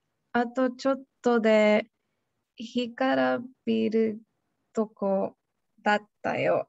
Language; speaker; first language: Japanese; non-native, learner; English